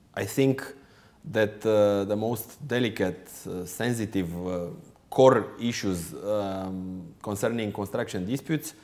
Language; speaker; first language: English; non-native, fluent; Romanian